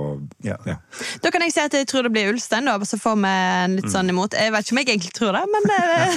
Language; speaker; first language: Norwegian; native; Norwegian